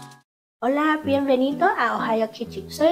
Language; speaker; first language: Spanish; non-native, learner; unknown